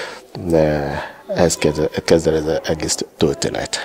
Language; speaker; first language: Hungarian; non-native, learner; Yoruba